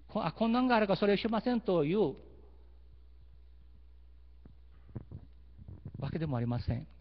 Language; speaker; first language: Japanese; early bilingual, heritage; Portuguese